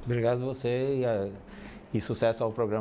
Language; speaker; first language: Portuguese; native; Portuguese